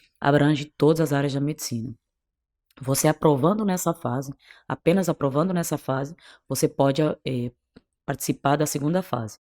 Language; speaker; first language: Portuguese; non-native, local second language; Kabuverdianu